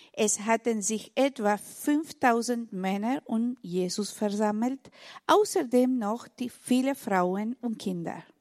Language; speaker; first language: German; non-native, learner; Spanish